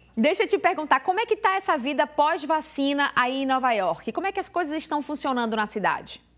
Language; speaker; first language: Portuguese; native; Portuguese